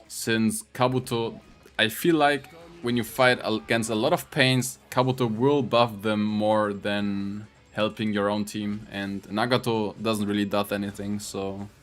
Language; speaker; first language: English; non-native, fluent; German